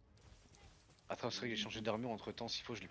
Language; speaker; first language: French; native; French